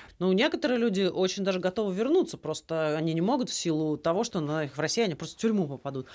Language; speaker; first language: Russian; native; Russian